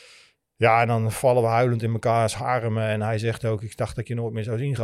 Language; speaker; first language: Dutch; native; Dutch